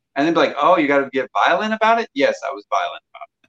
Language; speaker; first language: English; native; English